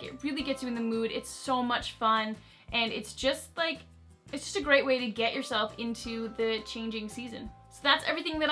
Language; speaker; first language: English; native; English